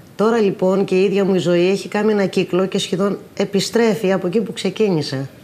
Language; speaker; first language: Greek; native; Greek